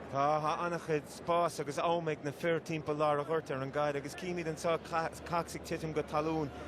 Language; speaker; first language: Irish; native; Irish